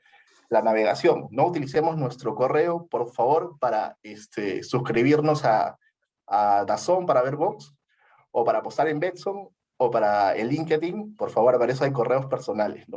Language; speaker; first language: Spanish; native; Spanish